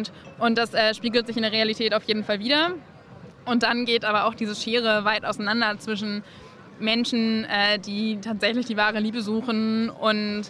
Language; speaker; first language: German; native; German